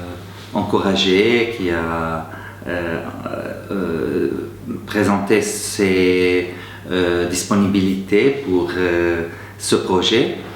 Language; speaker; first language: French; non-native, fluent; Arabic